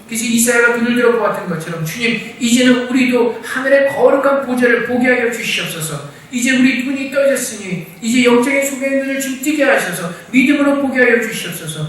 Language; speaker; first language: Korean; native; Korean